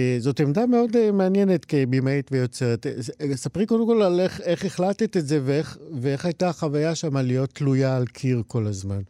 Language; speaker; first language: Hebrew; native; Hebrew